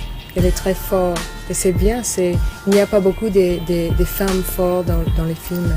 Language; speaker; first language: French; non-native, learner; English